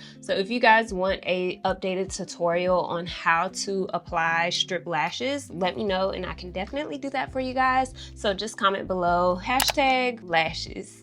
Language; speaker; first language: English; native; English